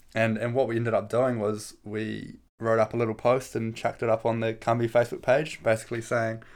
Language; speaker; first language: English; native; English